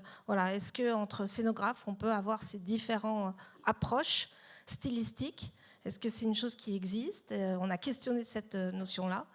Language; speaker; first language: French; native; French